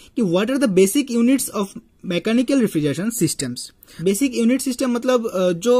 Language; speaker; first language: Hindi; native; Hindi